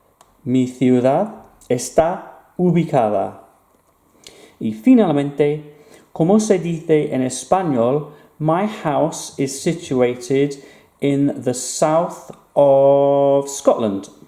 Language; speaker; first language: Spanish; non-native, fluent; English